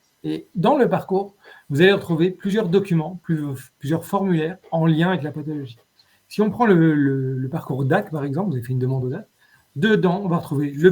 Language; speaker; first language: French; native; French